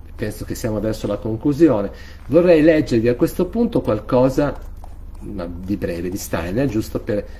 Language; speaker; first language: Italian; native; Italian